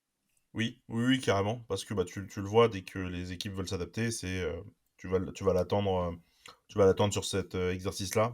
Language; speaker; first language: French; native; French